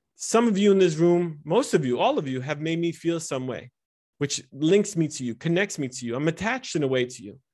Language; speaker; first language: English; early bilingual, other home language; Italian